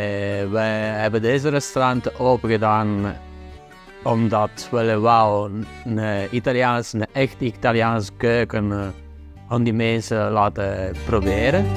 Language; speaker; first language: Dutch; non-native, fluent; Italian